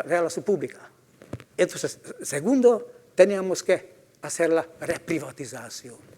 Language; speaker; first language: Spanish; non-native, fluent; Hungarian